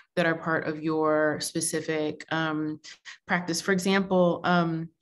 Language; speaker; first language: English; native; English